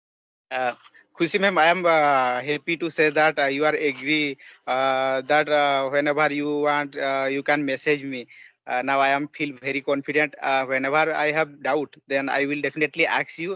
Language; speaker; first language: English; non-native, learner; Odia